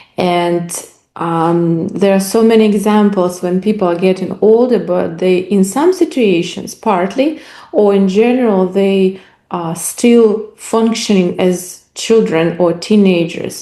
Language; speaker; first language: English; non-native, fluent; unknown